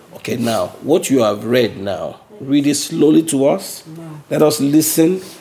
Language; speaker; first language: English; non-native, local second language; Yoruba